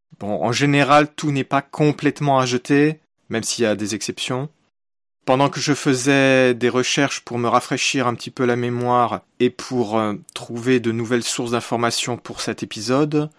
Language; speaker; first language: French; native; French